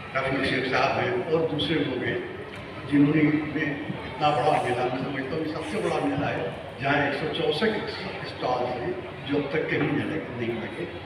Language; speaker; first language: Urdu; native; Urdu